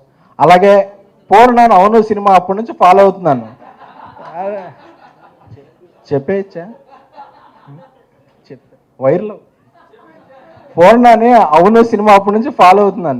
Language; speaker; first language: Telugu; native; Telugu